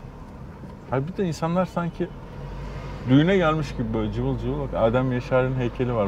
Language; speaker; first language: Turkish; native; Turkish